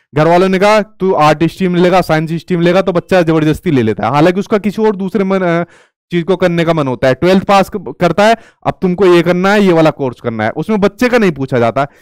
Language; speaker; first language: Hindi; native; Hindi